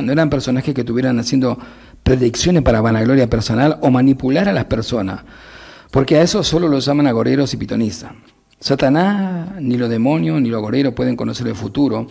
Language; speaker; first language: Spanish; native; Spanish